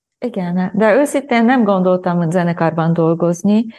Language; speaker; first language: Hungarian; non-native, learner; Japanese